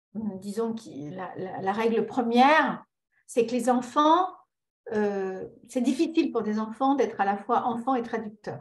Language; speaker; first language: French; early bilingual, other home language; Spanish